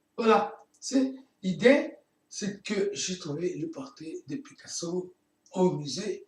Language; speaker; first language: French; non-native, fluent; Portuguese